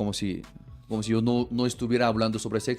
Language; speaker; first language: Spanish; non-native, fluent; Korean